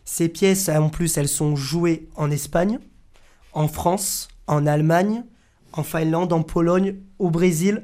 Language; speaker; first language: French; native; French